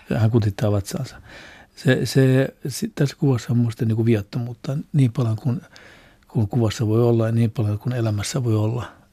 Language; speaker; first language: Finnish; non-native, local second language; Swedish